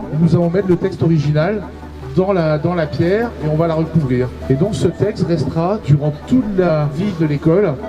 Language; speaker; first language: French; native; French